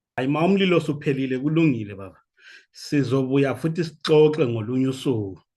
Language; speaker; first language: Zulu; native; Zulu